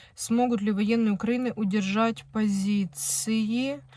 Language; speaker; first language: Russian; non-native, local second language; Ukrainian